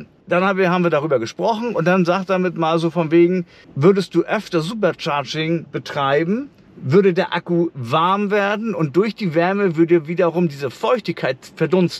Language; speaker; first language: German; native; German